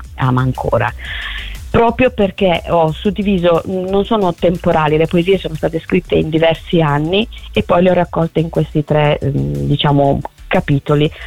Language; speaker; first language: Italian; native; Italian